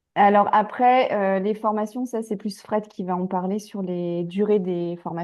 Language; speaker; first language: French; native; French